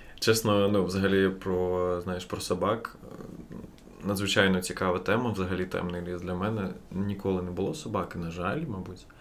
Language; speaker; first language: Ukrainian; non-native, local second language; Russian